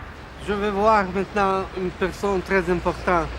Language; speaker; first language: French; non-native, learner; Russian